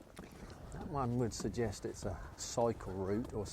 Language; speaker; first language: English; native; English